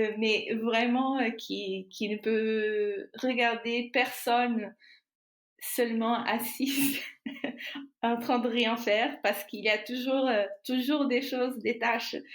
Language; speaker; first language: French; non-native, fluent; Portuguese